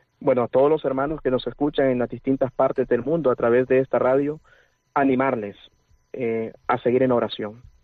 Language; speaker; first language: Spanish; native; Spanish